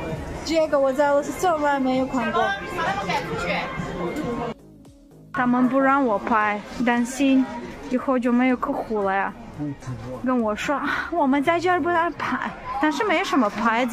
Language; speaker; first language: Chinese; non-native, fluent; Russian